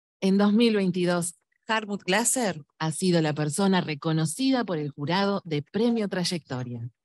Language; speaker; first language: Spanish; native; Spanish